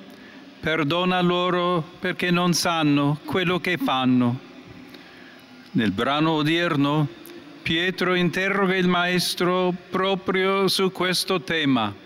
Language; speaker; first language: Italian; non-native, fluent; English